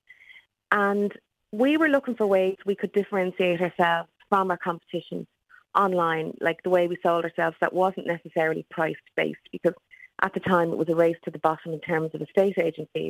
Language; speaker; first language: English; native; English